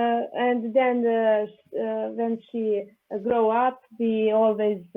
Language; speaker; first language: English; non-native, learner; Serbian